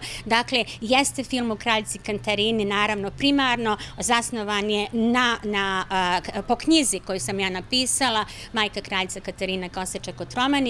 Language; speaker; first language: Bosnian; native; Bosnian